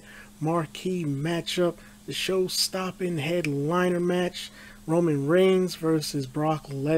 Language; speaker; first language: English; native; English